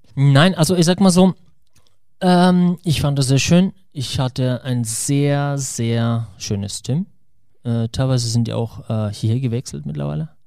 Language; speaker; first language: German; non-native, fluent; Russian